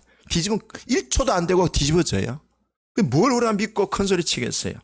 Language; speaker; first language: Korean; native; Korean